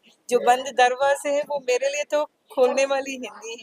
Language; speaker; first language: Hindi; non-native, fluent; Sinhala